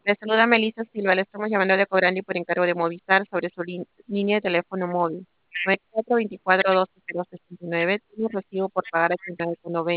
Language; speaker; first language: Spanish; native; Spanish